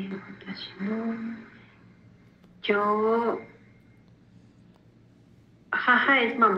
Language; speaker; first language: Japanese; non-native, learner; Spanish